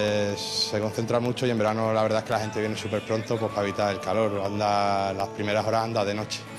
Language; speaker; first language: Spanish; native; Spanish